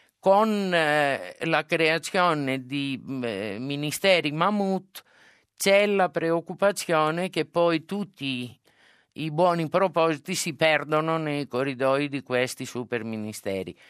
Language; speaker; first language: Italian; non-native, fluent; Greek